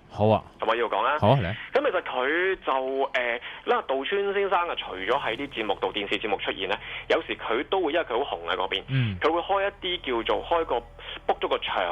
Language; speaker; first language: Cantonese; native; Cantonese